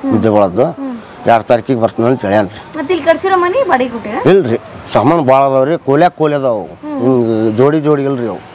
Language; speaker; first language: Kannada; native; Kannada